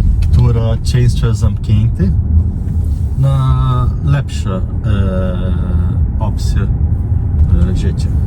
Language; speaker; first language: Polish; non-native, learner; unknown